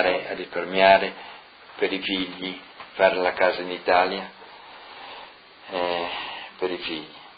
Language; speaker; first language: Italian; non-native, local second language; Friulian